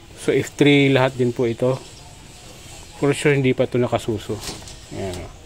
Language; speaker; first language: Filipino; non-native, local second language; Cebuano